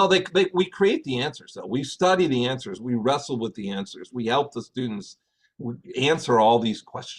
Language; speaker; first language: English; native; English